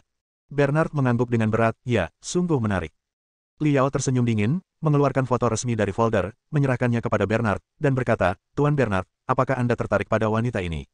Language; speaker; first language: Indonesian; native; Indonesian